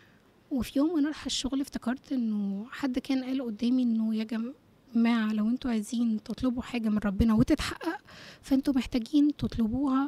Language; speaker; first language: Arabic; native; Arabic